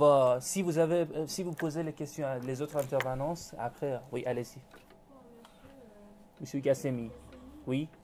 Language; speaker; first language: French; non-native, learner; Persian